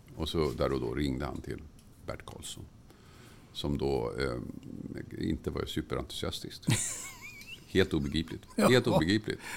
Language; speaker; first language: Swedish; native; Swedish